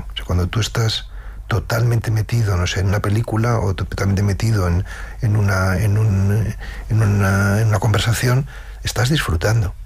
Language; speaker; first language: Spanish; native; Spanish